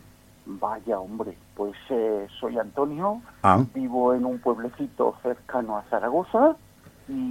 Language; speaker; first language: Spanish; native; Spanish